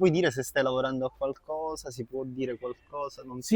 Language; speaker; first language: Italian; native; Italian